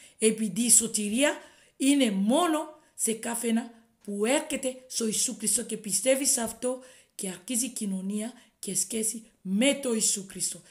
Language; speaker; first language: Greek; non-native, fluent; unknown